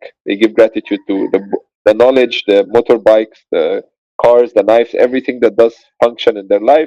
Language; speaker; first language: English; non-native, fluent; Arabic